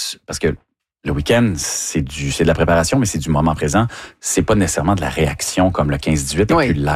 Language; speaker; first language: French; native; French